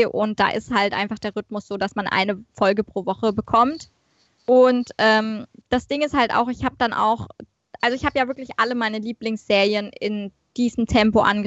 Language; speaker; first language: German; native; German